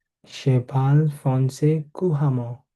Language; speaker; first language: French; non-native, learner; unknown